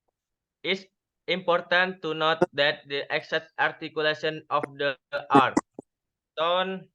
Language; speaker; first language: English; non-native, learner; Indonesian